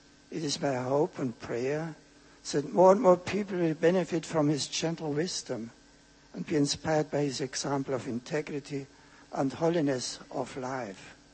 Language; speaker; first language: English; non-native, fluent; German